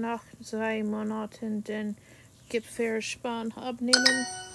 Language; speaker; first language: German; non-native, learner; English